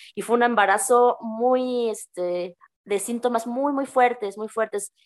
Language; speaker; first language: Spanish; native; Spanish